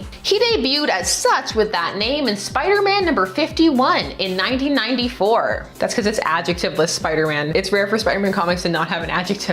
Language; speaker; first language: English; native; English